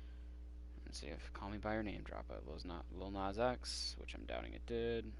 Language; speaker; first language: English; native; English